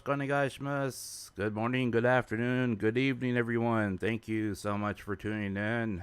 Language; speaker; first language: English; native; English